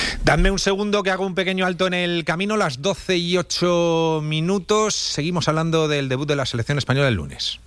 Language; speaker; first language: Spanish; native; Spanish